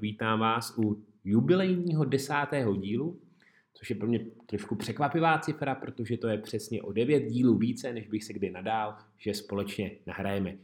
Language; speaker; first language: Czech; native; Czech